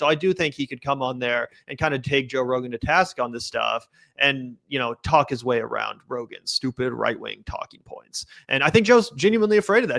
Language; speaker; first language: English; native; English